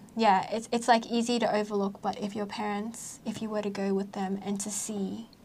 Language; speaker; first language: English; native; English